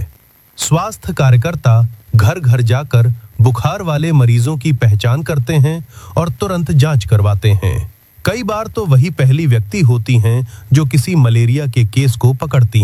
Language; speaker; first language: Hindi; native; Hindi